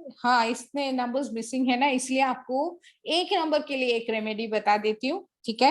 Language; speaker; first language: Hindi; non-native, local second language; Tamil